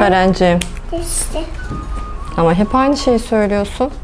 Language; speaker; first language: Turkish; native; Turkish